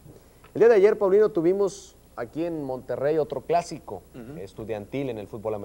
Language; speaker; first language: Spanish; native; Spanish